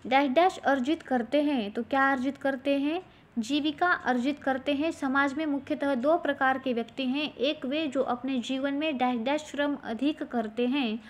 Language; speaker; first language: Hindi; non-native, local second language; Marathi